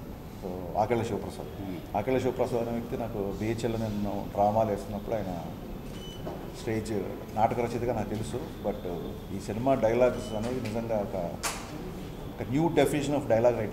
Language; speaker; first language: Telugu; native; Telugu